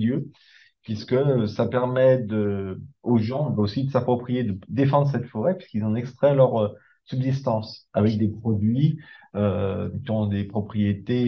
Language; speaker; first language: French; native; French